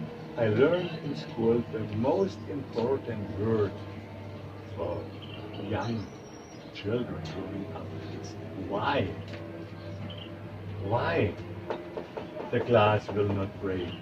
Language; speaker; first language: English; non-native, fluent; German